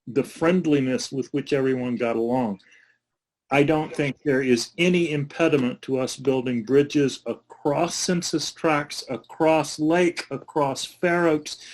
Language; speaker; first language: English; native; English